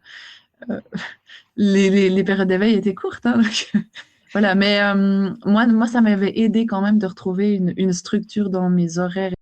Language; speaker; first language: French; native; French